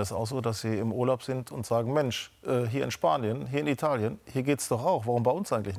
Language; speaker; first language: German; native; German